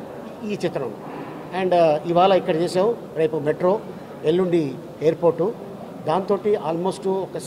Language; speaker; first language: Telugu; native; Telugu